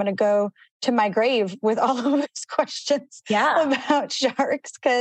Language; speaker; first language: English; early bilingual, other home language; Spanish